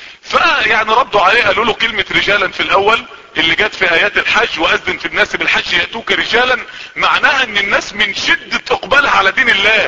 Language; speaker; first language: Arabic; native; Arabic